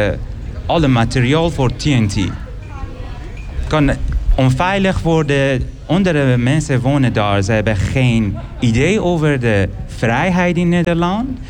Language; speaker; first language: Dutch; non-native, learner; Persian